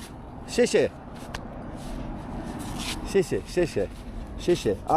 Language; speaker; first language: Chinese; non-native, learner; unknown